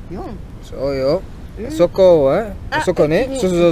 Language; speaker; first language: Japanese; non-native, learner; English